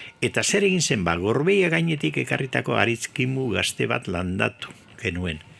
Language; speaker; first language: Basque; native; Basque